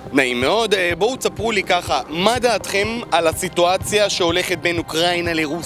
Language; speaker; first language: Hebrew; native; Hebrew